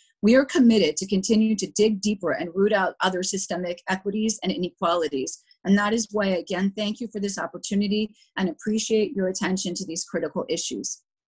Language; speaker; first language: English; native; English